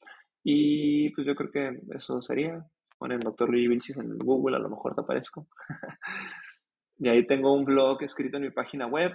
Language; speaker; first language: Spanish; native; Spanish